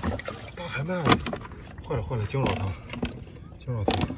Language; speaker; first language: Chinese; native; Chinese